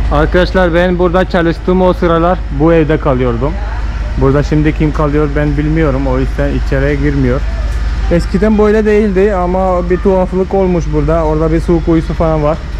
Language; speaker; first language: Turkish; non-native, fluent; Malayalam